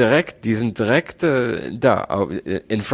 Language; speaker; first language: German; non-native, learner; Arabic